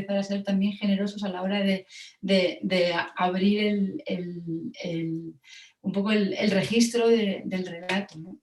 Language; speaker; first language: Spanish; native; Spanish